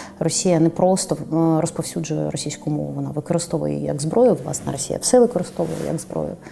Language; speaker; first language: Ukrainian; non-native, local second language; Russian